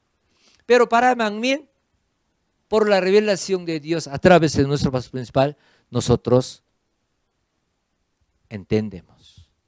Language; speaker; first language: Spanish; non-native, fluent; Korean